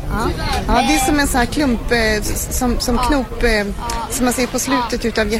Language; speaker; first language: Swedish; native; Swedish